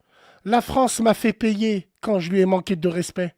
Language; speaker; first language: French; native; French